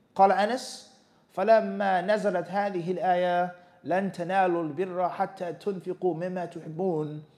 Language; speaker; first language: Arabic; non-native, fluent; English